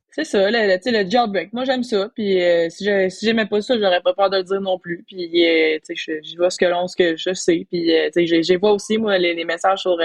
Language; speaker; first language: French; native; French